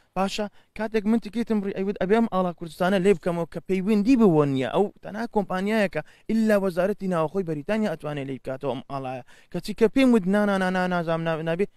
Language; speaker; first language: Central Kurdish; early bilingual, heritage; Central Kurdish